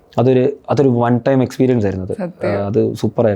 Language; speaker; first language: Malayalam; native; Malayalam